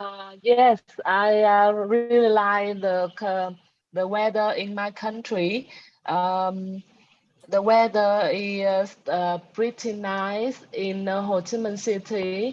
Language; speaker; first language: English; non-native, learner; Vietnamese